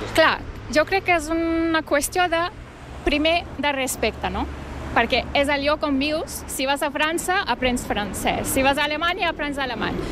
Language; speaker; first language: Catalan; non-native, fluent; Turkish